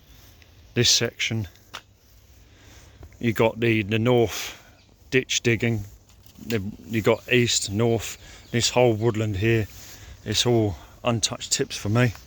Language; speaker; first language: English; native; English